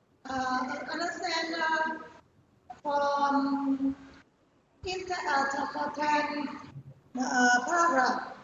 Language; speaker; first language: English; non-native, learner; Vietnamese